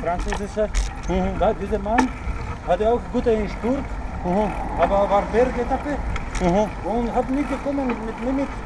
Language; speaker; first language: German; non-native, learner; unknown